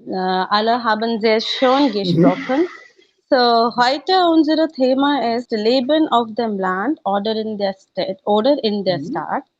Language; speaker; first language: German; non-native, learner; Hindi